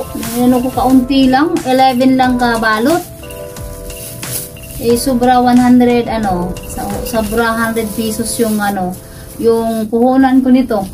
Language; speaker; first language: Filipino; non-native, local second language; Cebuano